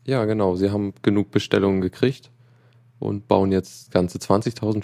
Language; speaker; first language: German; native; German